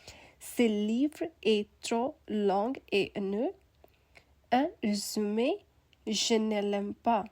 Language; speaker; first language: French; non-native, learner; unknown